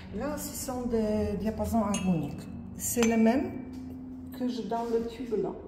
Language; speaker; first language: French; non-native, fluent; Polish